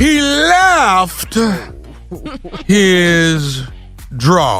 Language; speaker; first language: English; native; English